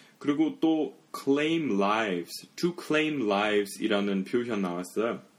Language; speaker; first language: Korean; early bilingual, heritage; English